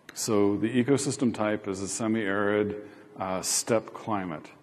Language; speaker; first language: English; native; English